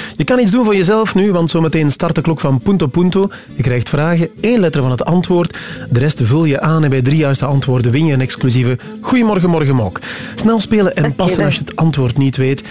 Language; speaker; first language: Dutch; native; Dutch